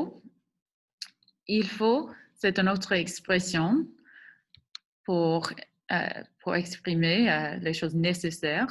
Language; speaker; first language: French; non-native, fluent; English